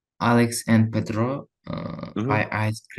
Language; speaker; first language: English; non-native, learner; Uzbek